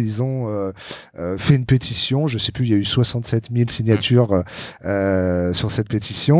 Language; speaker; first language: French; native; French